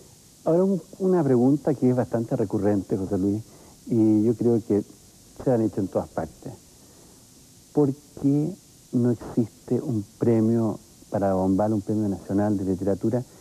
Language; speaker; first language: Spanish; native; Spanish